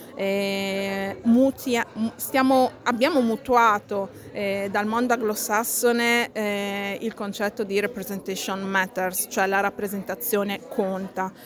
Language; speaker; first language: Italian; early bilingual, other home language; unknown